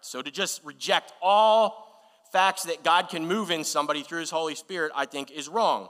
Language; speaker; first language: English; native; English